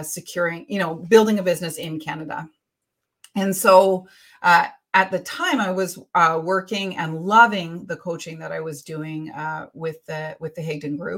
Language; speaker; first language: English; native; English